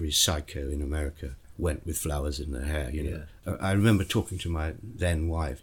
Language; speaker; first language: English; native; English